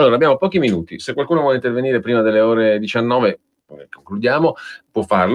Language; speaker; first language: Italian; native; Italian